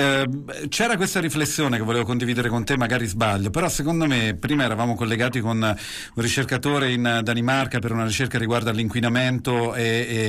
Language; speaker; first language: Italian; native; Italian